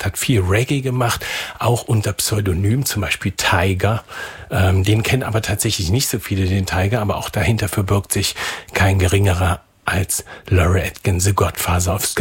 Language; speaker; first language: German; native; German